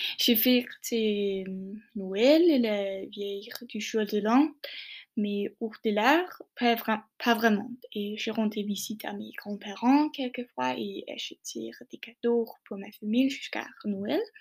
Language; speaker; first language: French; non-native, learner; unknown